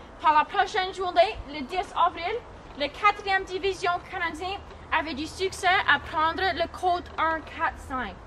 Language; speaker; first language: French; non-native, local second language; English